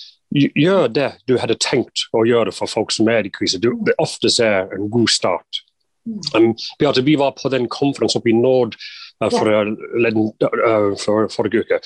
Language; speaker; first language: Norwegian; non-native, fluent; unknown